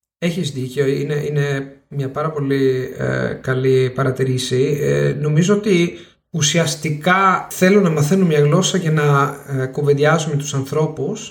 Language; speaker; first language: Greek; non-native, fluent; Italian